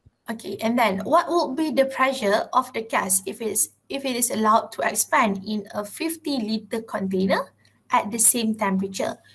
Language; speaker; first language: English; non-native, local second language; Malay